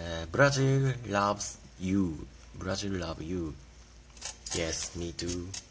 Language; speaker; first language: English; non-native, learner; Japanese